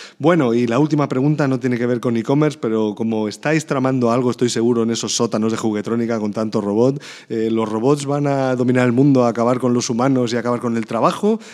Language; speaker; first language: Spanish; native; Spanish